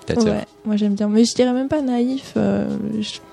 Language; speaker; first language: French; native; French